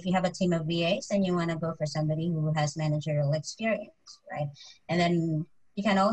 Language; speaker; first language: English; non-native, local second language; Filipino